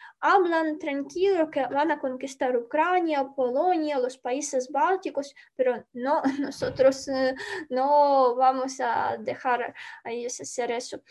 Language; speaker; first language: Spanish; non-native, learner; Ukrainian